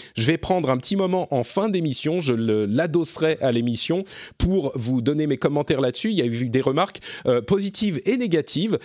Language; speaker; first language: French; native; French